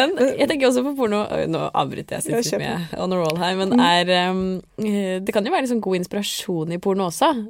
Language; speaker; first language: Norwegian; native; Norwegian